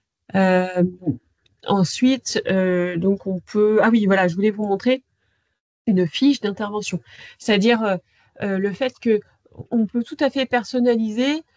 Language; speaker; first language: French; native; French